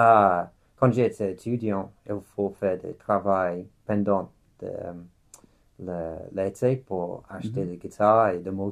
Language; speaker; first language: French; non-native, fluent; English